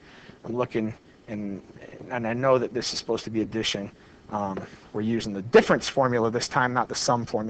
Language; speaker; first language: English; native; English